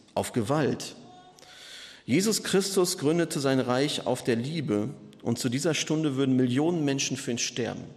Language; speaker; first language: German; native; German